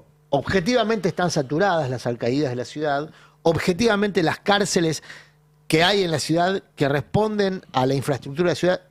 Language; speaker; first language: Spanish; native; Spanish